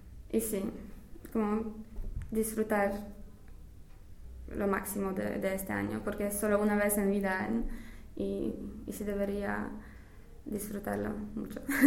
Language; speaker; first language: Spanish; non-native, fluent; English